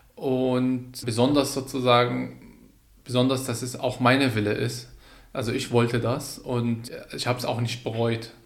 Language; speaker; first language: German; non-native, fluent; Arabic